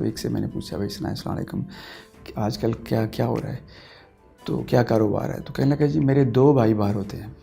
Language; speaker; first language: Urdu; non-native, local second language; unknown